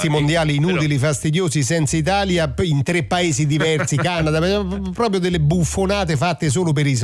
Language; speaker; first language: Italian; native; Italian